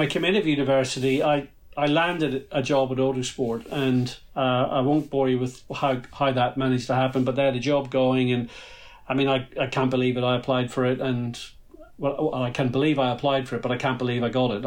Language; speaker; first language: English; native; English